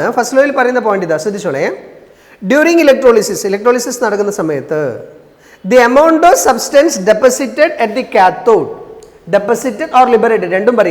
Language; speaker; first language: Malayalam; native; Malayalam